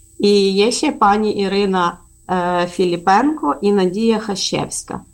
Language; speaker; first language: Ukrainian; native; Ukrainian